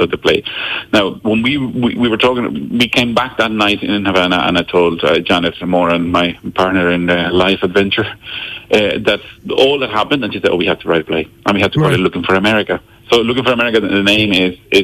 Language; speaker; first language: English; non-native, fluent; Spanish